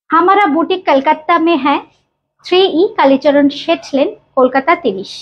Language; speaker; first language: Hindi; non-native, local second language; Bangla